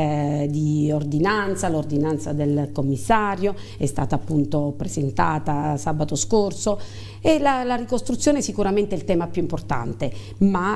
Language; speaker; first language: Italian; native; Italian